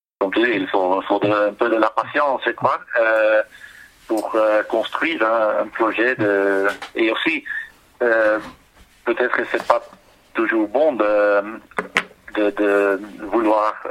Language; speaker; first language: French; non-native, learner; Spanish